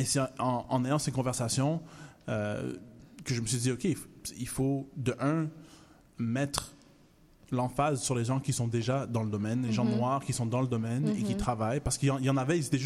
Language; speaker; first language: French; native; French